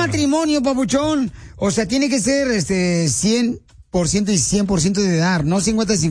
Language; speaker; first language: Spanish; native; Spanish